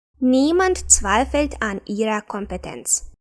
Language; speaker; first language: German; non-native, fluent; Ukrainian